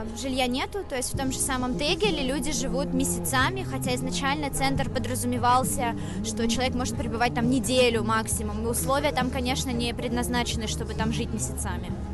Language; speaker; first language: Russian; native; Russian